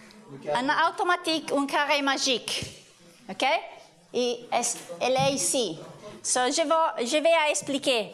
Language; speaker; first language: French; non-native, learner; Italian